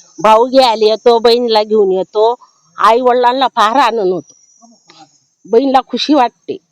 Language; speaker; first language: Marathi; native; Marathi